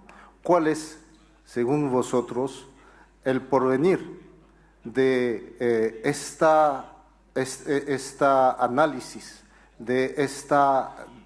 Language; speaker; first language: Spanish; non-native, fluent; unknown